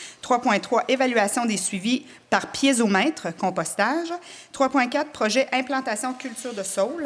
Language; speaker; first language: French; native; French